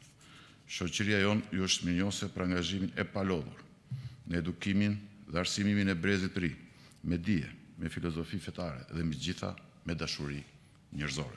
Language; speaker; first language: Albanian; native; Albanian